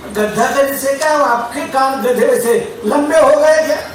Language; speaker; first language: Hindi; non-native, local second language; Marathi